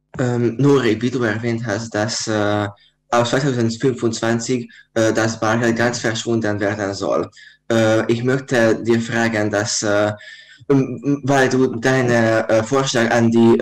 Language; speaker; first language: German; non-native, learner; Hungarian